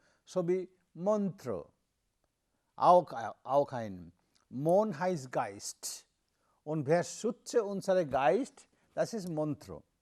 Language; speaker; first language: German; non-native, learner; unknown